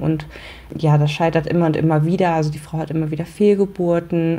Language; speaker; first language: German; native; German